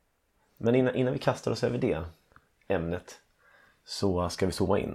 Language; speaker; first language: Swedish; native; Swedish